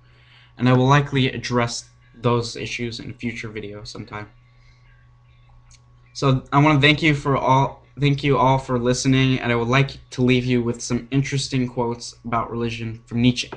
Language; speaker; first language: English; native; English